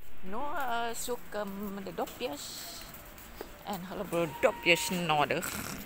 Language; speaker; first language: Dutch; non-native, learner; Indonesian